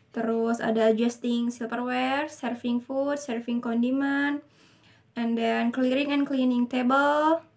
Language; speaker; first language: English; non-native, learner; Indonesian